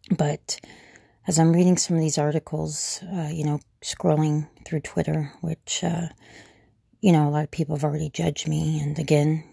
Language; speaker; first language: English; native; English